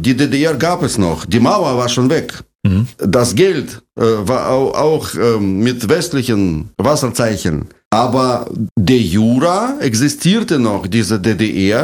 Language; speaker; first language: German; non-native, fluent; Russian